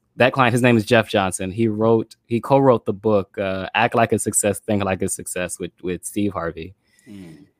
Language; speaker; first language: English; native; English